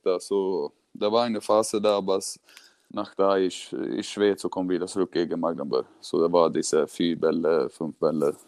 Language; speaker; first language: German; non-native, learner; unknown